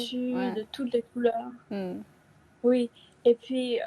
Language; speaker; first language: French; non-native, fluent; Chinese